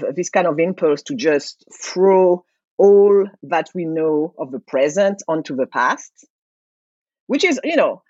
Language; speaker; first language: English; non-native, fluent; French